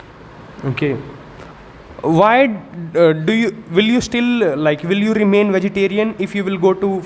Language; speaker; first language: English; non-native, local second language; Hindi